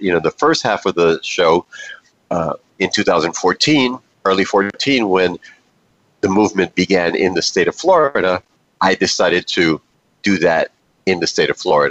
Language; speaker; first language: English; native; English